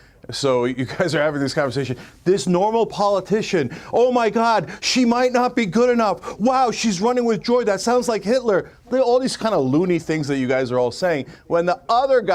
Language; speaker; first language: English; native; English